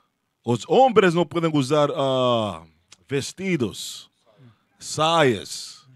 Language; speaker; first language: Portuguese; non-native, fluent; Spanish